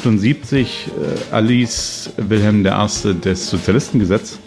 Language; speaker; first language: German; native; German